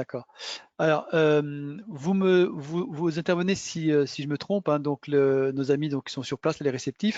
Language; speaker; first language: French; native; French